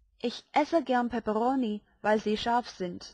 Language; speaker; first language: German; non-native, fluent; Chinese